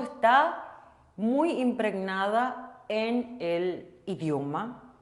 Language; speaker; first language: Spanish; non-native, local second language; Korean